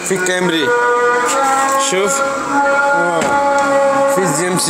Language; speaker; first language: Arabic; non-native, learner; Bangla